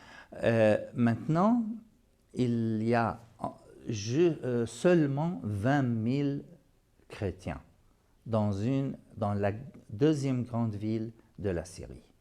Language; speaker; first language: French; non-native, fluent; Arabic